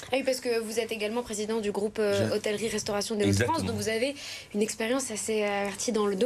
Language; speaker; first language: French; native; French